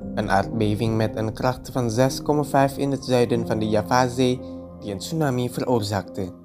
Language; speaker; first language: Dutch; non-native, fluent; Indonesian